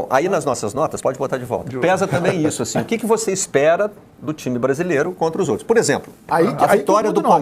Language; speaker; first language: Portuguese; native; Portuguese